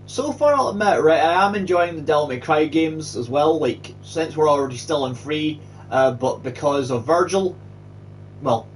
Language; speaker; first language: English; native; English